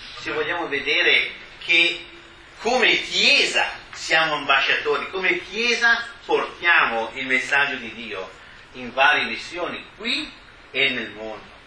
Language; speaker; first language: Italian; native; Italian